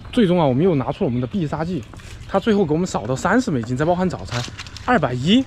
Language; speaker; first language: Chinese; native; Chinese